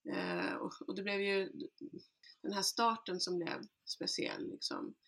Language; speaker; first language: Swedish; early bilingual, other home language; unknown